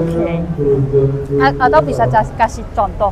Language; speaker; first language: Indonesian; non-native, fluent; Chinese